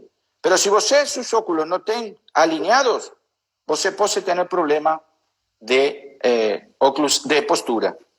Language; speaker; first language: Portuguese; non-native, learner; Spanish